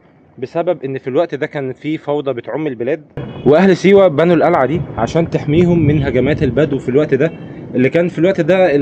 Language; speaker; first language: Arabic; native; Arabic